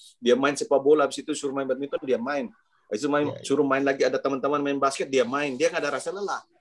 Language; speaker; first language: Indonesian; native; Indonesian